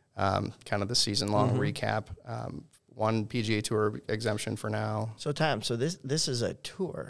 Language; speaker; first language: English; native; English